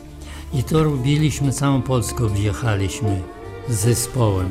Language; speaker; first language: Polish; non-native, local second language; Romany